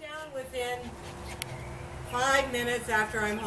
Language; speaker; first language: English; native; English